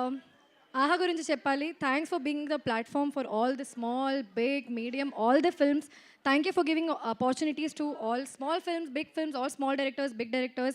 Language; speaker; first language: Telugu; non-native, local second language; Hindi